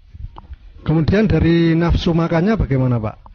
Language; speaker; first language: Indonesian; native; Indonesian